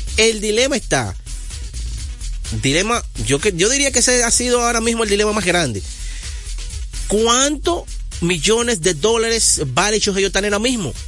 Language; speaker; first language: Spanish; native; Spanish